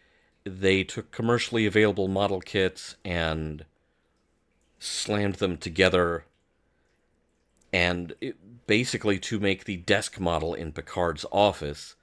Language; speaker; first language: English; native; English